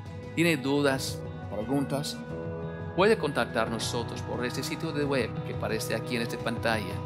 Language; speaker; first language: Spanish; non-native, learner; English